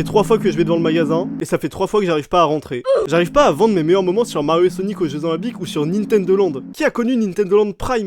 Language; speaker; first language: French; native; French